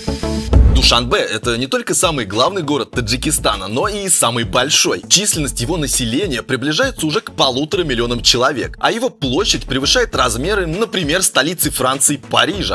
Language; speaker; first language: Russian; native; Russian